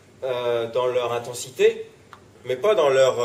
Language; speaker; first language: French; native; French